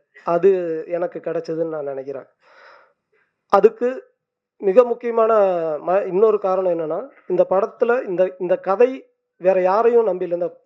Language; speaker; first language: Tamil; native; Tamil